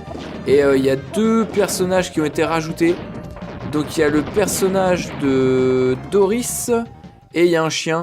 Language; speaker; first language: French; native; French